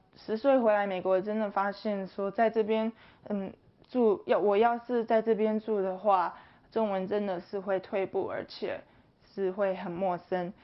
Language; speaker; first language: Chinese; early bilingual, heritage; English